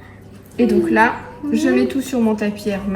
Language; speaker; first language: French; native; French